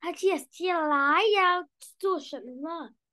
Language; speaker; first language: Chinese; non-native, learner; Vietnamese